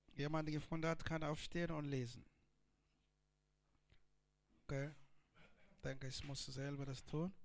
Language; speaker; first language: German; non-native, learner; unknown